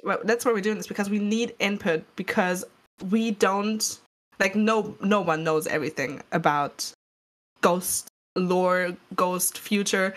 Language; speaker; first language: English; non-native, fluent; German